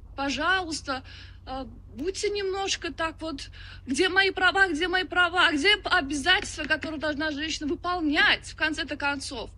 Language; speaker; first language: Russian; non-native, local second language; Turkmen